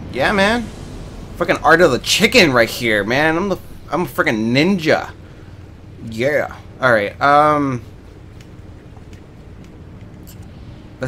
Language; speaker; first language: English; native; English